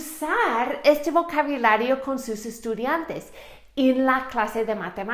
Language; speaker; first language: Spanish; non-native, fluent; English